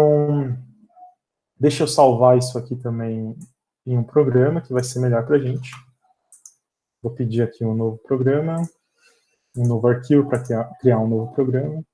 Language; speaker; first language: Portuguese; native; Portuguese